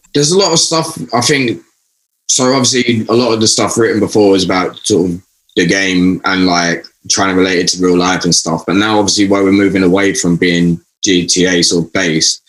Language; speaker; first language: English; native; English